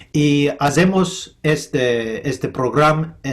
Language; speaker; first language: Spanish; non-native, fluent; English